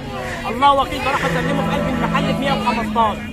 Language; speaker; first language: Arabic; native; Arabic